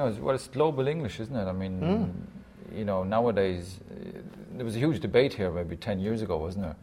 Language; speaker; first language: English; native; English